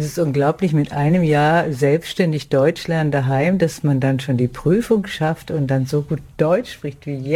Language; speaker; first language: German; native; German